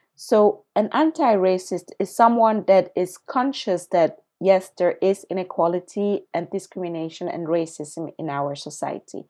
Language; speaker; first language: English; early bilingual, other home language; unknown